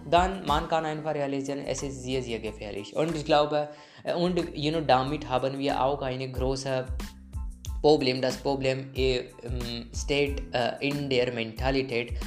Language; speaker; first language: German; non-native, learner; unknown